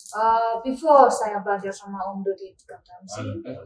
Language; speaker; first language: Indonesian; non-native, learner; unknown